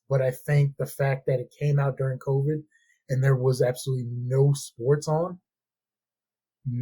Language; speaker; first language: English; native; English